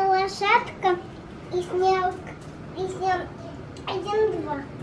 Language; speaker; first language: Russian; early bilingual, heritage; Russian